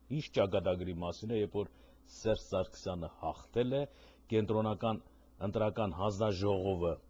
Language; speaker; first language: Armenian; native; Armenian